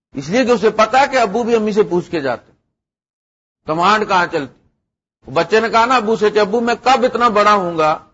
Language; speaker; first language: Urdu; non-native, local second language; Punjabi